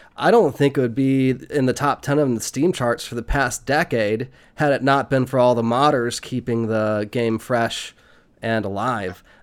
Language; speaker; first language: English; native; English